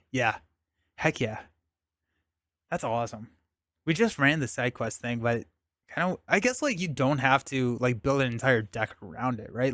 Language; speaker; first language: English; native; English